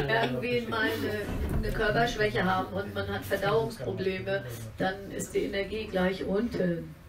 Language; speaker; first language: German; native; German